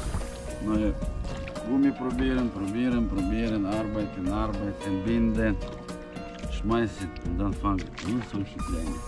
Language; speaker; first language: German; non-native, learner; Russian